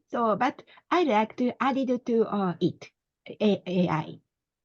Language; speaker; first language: English; non-native, learner; Japanese